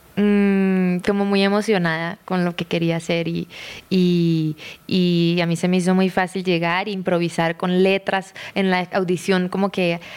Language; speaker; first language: Spanish; native; Spanish